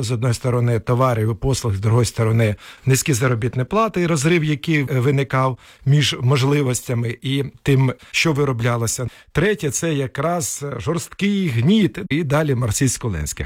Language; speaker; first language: Ukrainian; native; Ukrainian